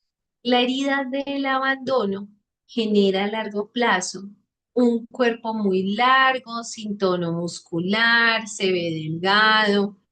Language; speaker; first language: Spanish; native; Spanish